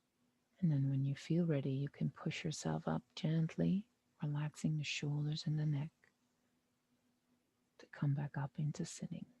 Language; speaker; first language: English; non-native, fluent; Dutch